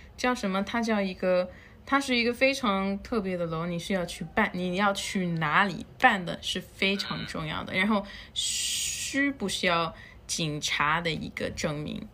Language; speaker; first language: Chinese; non-native, fluent; Spanish